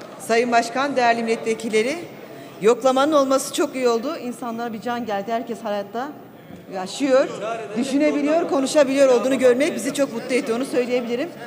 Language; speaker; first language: Turkish; non-native, local second language; Kurdish